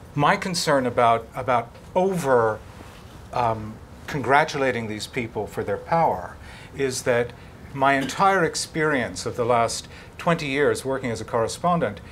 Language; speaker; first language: English; native; English